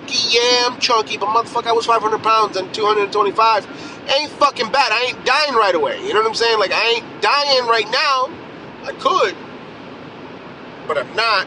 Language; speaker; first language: English; native; English